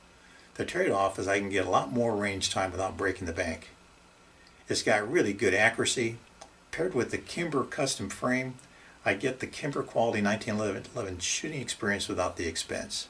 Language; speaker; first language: English; native; English